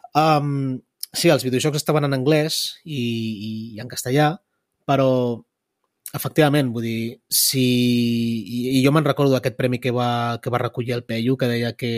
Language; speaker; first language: Catalan; early bilingual, other home language; Spanish